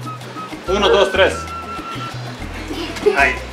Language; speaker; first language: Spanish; non-native, learner; Serbian